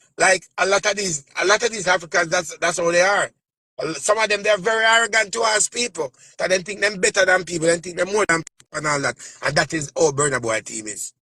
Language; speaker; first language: English; native; English